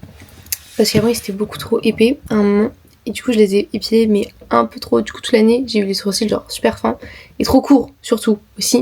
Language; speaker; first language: French; native; French